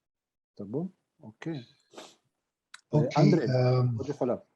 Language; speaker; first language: Portuguese; non-native, fluent; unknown